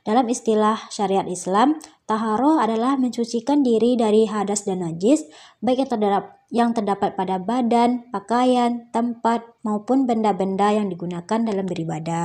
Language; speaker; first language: Indonesian; native; Indonesian